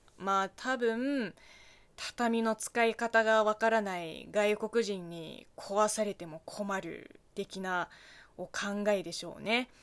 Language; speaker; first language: Japanese; non-native, fluent; Chinese